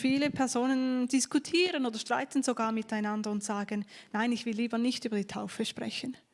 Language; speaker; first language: German; native; German